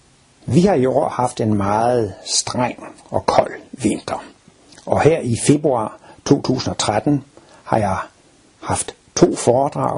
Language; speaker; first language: Danish; native; Danish